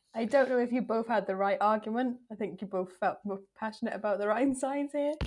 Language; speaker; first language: English; native; English